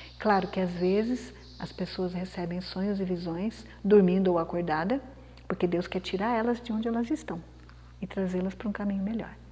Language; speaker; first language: Portuguese; native; Portuguese